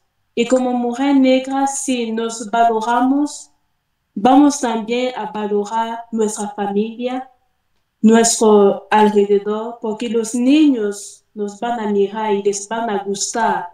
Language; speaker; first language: Spanish; non-native, fluent; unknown